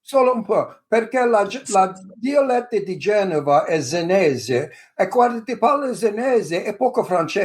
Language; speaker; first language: Italian; early bilingual, heritage; English